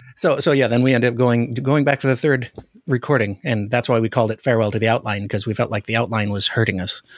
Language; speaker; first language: English; native; English